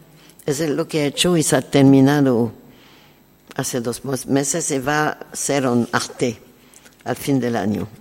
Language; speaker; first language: Spanish; non-native, learner; French